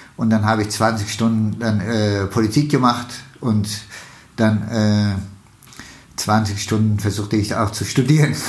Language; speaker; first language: German; non-native, fluent; Turkish